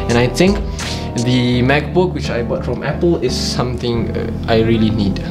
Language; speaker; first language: English; non-native, local second language; Malay